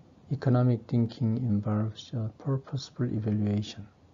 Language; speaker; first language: English; non-native, fluent; Korean